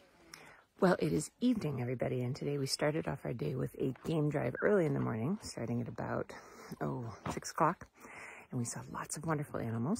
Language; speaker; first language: English; native; English